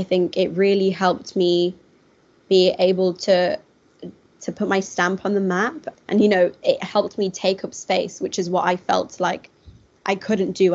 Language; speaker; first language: English; native; English